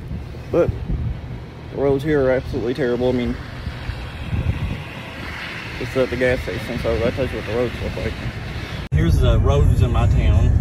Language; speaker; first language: English; native; English